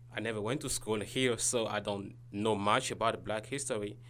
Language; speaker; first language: English; non-native, learner; Lingala